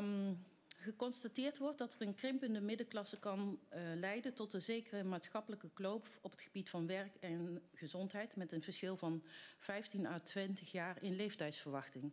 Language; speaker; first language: Dutch; native; Dutch